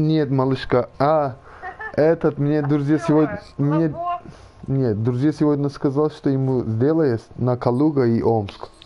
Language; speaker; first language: Russian; non-native, learner; Turkish